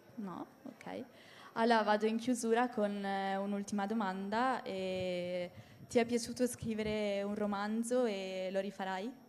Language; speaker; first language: Italian; native; Italian